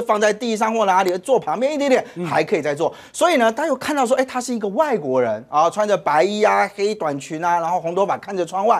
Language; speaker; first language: Chinese; native; Chinese